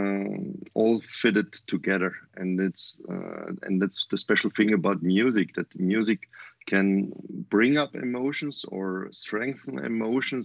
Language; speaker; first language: English; non-native, fluent; German